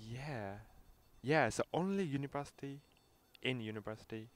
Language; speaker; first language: English; non-native, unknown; Japanese